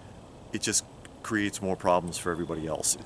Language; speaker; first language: English; native; English